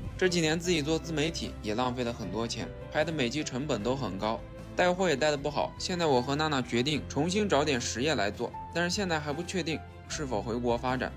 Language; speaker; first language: Chinese; native; Chinese